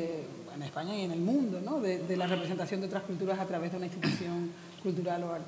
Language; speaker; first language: Spanish; native; Spanish